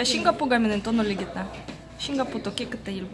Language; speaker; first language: Korean; non-native, fluent; Russian